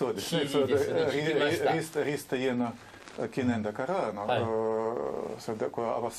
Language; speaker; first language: Japanese; non-native, learner; Russian